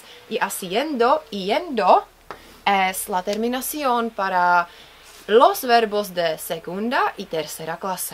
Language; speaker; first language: Spanish; non-native, fluent; Czech